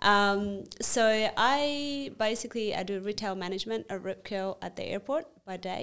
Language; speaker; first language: English; non-native, fluent; Amharic